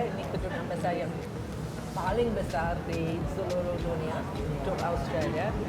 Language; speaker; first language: Indonesian; non-native, fluent; English